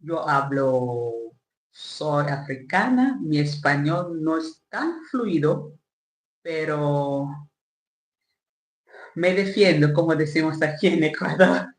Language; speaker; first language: Spanish; non-native, learner; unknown